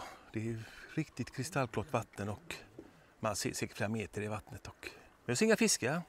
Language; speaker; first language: Swedish; native; Swedish